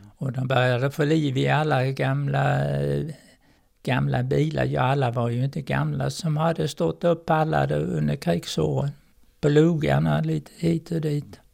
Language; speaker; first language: Swedish; native; Swedish